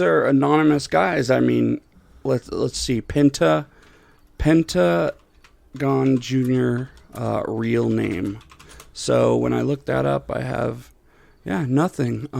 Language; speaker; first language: English; native; English